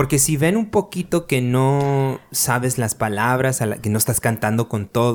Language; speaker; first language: Spanish; early bilingual, other home language; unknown